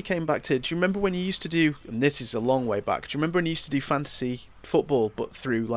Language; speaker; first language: English; native; English